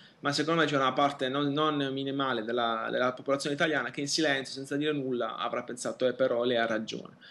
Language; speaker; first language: Italian; native; Italian